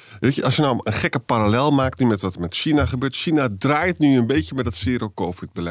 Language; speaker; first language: Dutch; native; Dutch